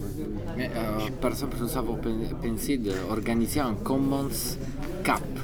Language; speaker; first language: French; non-native, learner; Italian